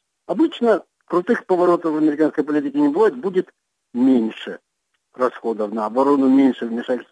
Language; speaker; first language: Russian; native; Russian